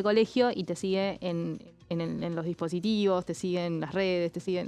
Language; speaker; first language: Spanish; native; Spanish